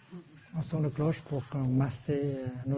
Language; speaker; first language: French; non-native, fluent; Vietnamese